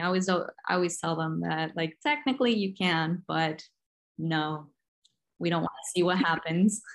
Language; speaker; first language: English; early bilingual, other home language; Spanish